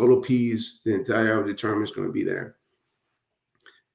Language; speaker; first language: English; early bilingual, other home language; Spanish